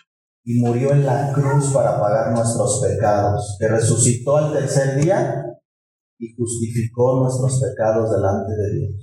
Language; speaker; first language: Spanish; native; Spanish